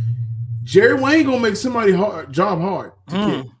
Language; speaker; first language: English; native; English